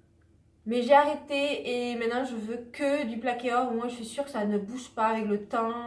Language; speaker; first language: French; native; French